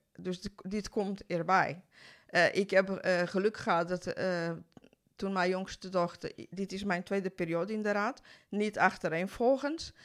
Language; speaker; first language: Dutch; non-native, fluent; Portuguese